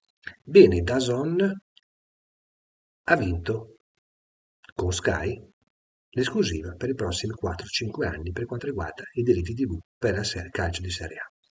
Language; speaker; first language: Italian; native; Italian